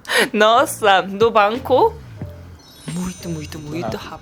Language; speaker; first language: Portuguese; non-native, learner; Korean